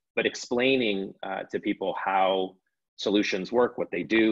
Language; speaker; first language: English; native; English